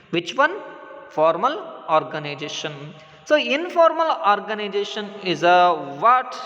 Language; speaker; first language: English; non-native, local second language; Kannada